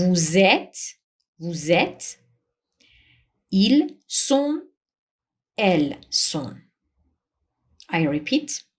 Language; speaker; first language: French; non-native, fluent; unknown